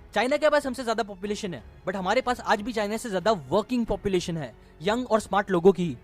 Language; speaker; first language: Hindi; native; Hindi